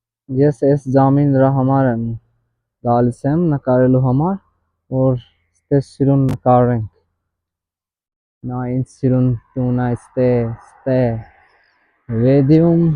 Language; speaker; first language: Armenian; non-native, learner; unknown